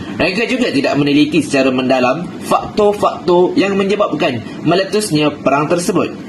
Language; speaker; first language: Malay; native; Malay